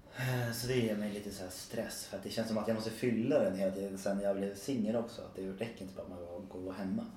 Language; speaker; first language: Swedish; native; Swedish